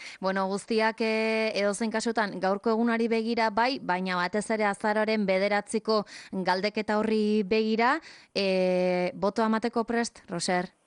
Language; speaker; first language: Basque; native; Basque